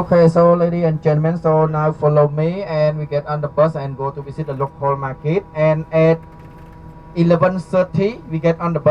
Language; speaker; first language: English; non-native, learner; Khmer